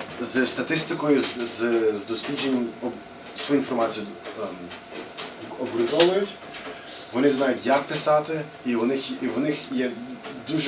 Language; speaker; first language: Ukrainian; early bilingual, heritage; English